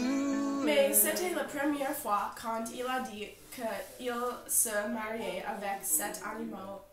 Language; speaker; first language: French; non-native, learner; English